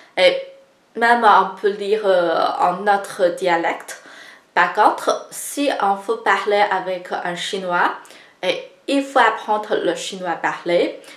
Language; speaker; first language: French; non-native, fluent; Chinese